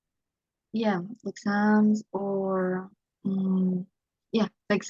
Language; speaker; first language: English; non-native, learner; Spanish